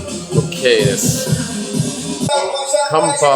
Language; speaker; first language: Japanese; non-native, learner; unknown